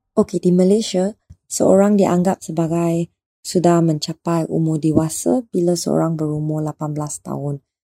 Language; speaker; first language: Malay; non-native, local second language; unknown